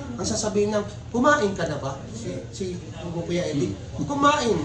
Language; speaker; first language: Filipino; native; Filipino